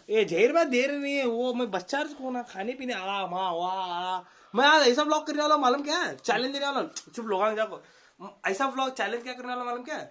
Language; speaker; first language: Hindi; non-native, local second language; Kannada